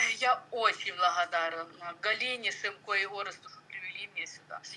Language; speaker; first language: Russian; non-native, local second language; Ukrainian